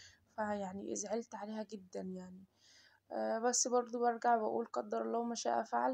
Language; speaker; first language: Arabic; native; Arabic